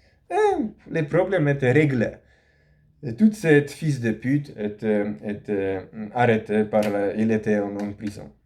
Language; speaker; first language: French; non-native, learner; Polish